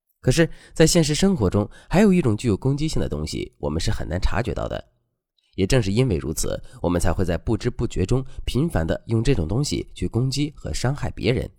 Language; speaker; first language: Chinese; native; Chinese